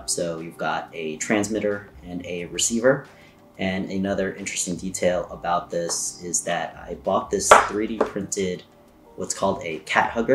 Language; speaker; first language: English; native; English